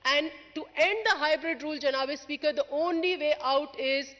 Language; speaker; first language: English; non-native, local second language; Urdu